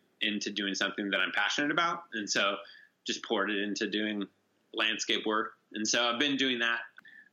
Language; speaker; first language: English; native; English